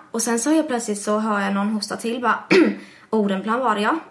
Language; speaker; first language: Swedish; early bilingual, other home language; English